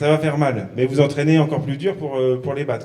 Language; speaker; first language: French; native; French